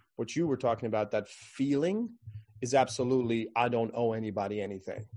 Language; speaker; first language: English; non-native, fluent; Croatian